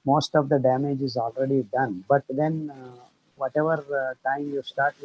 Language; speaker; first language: English; non-native, local second language; Kannada